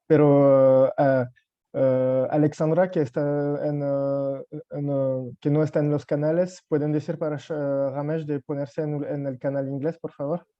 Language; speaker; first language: Spanish; non-native, fluent; French